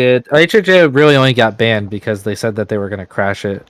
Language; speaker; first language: English; native; English